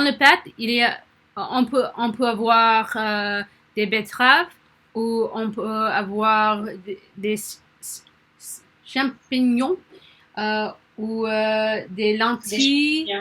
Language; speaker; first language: French; non-native, learner; English